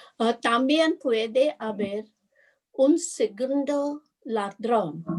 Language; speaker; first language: Spanish; non-native, learner; English